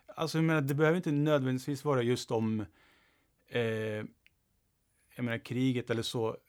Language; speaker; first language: Swedish; early bilingual, other home language; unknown